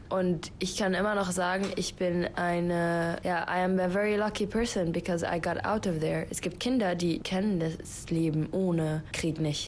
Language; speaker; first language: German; non-native, fluent; Arabic